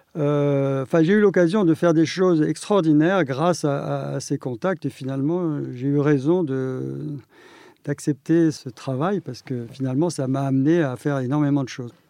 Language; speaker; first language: French; native; French